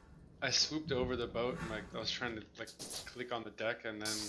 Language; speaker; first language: English; native; English